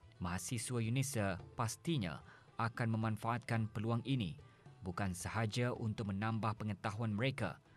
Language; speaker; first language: Malay; native; Malay